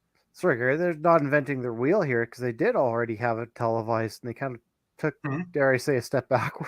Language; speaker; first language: English; native; English